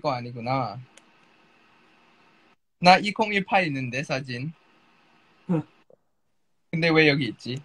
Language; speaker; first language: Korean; non-native, fluent; Thai